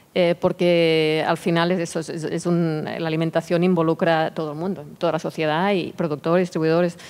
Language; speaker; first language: Spanish; non-native, local second language; Catalan